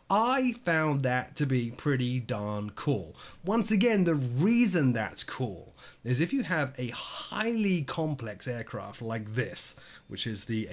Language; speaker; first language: English; native; English